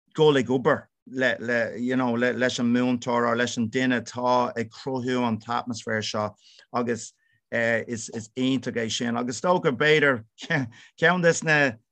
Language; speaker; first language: Irish; non-native, local second language; English